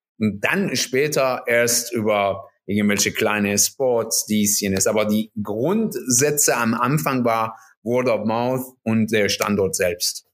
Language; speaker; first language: German; non-native, fluent; Persian